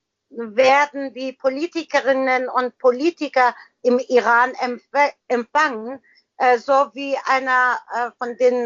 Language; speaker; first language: German; non-native, learner; Persian